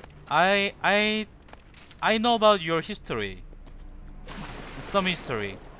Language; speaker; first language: English; non-native, learner; Korean